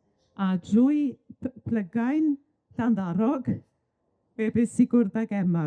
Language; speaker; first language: Welsh; native; Welsh